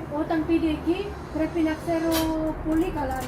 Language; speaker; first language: Greek; non-native, learner; Filipino